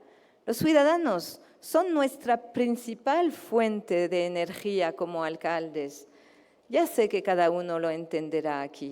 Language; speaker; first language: Spanish; native; Spanish